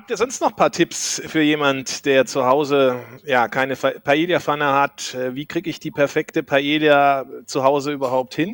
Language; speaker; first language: German; native; German